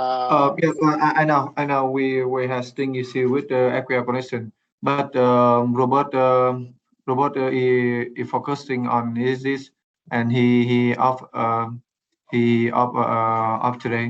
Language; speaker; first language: English; non-native, learner; Vietnamese